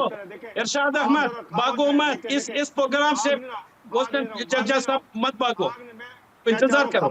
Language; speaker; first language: Hindi; non-native, fluent; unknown